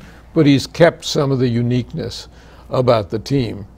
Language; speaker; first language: English; native; English